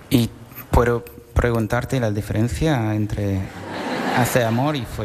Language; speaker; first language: Spanish; non-native, fluent; Italian